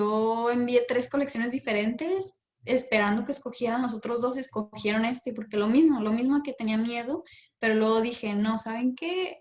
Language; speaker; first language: Spanish; early bilingual, heritage; Spanish